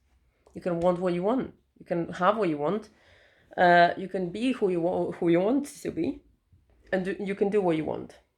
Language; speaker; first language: English; non-native, fluent; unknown